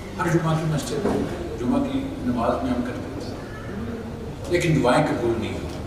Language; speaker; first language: Urdu; non-native, local second language; Punjabi